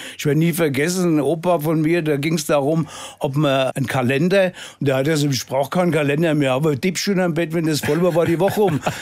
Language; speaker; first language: German; native; German